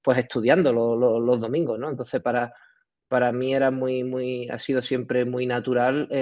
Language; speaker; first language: Spanish; native; Spanish